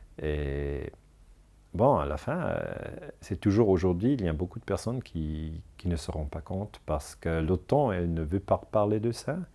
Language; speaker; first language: French; non-native, local second language; German